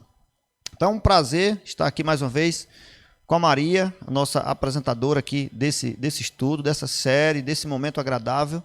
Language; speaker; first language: Portuguese; native; Portuguese